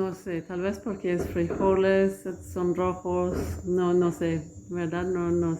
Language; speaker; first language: Spanish; non-native, learner; Swedish